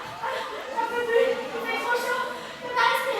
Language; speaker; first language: French; native; French